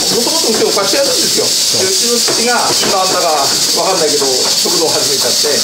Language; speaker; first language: Japanese; native; Japanese